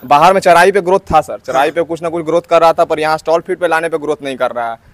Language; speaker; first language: Hindi; native; Hindi